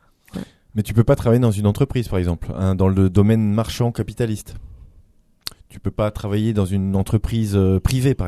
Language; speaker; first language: French; native; French